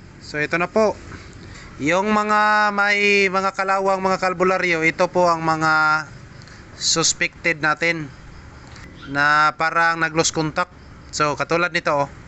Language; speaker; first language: Filipino; non-native, local second language; Cebuano